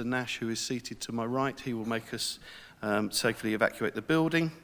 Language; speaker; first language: English; native; English